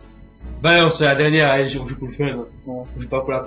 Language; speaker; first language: French; native; French